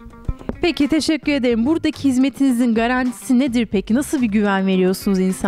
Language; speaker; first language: Turkish; native; Turkish